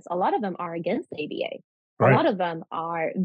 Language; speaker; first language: English; non-native, fluent; Spanish